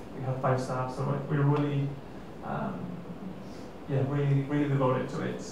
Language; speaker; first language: English; non-native, fluent; Catalan